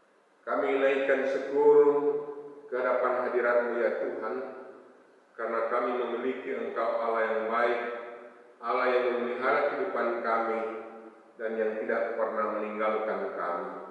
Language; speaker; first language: Indonesian; native; Indonesian